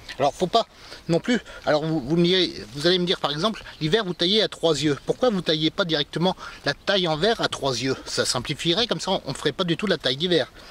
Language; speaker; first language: French; native; French